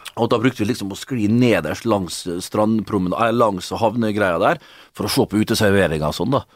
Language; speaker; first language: Norwegian; native; Norwegian